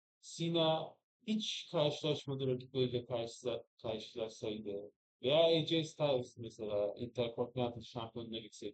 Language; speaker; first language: Turkish; native; Turkish